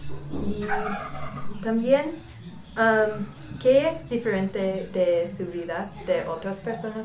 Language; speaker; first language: Spanish; non-native, learner; English